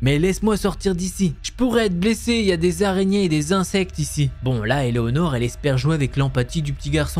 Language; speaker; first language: French; native; French